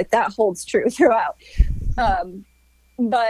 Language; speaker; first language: English; native; English